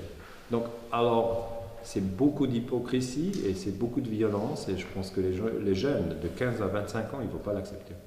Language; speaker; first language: French; non-native, local second language; German